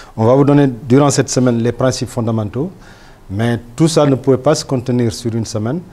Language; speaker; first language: French; non-native, local second language; Wolof